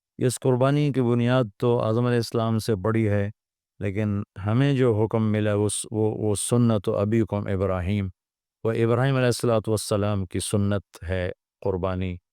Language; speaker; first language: Urdu; non-native, local second language; Punjabi